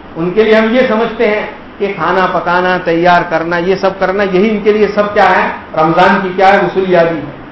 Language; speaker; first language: Urdu; non-native, local second language; Gujarati